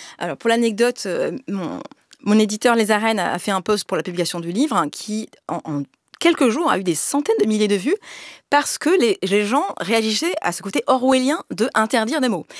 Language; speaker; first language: French; native; French